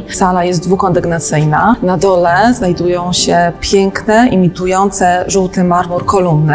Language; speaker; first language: Polish; native; Polish